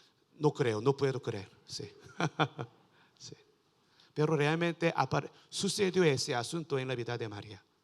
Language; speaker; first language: Spanish; non-native, learner; Korean